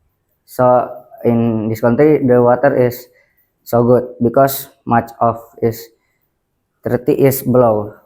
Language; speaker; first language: English; non-native, learner; Indonesian